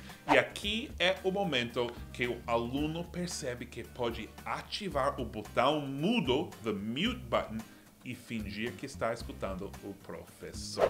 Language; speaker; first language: Portuguese; non-native, fluent; English